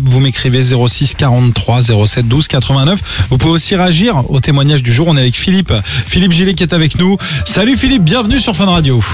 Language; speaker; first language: French; native; French